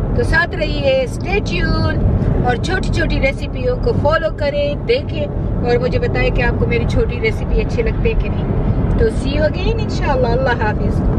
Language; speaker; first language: Urdu; non-native, local second language; Pashto